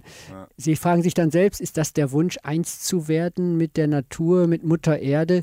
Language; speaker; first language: German; native; German